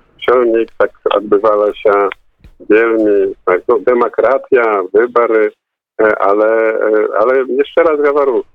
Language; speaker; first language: Polish; non-native, local second language; Belarusian